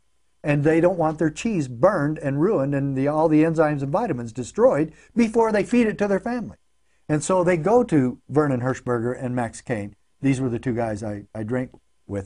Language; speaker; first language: English; native; English